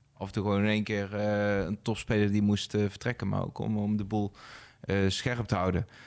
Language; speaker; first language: Dutch; native; Dutch